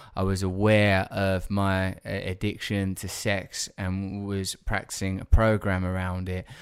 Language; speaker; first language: English; native; English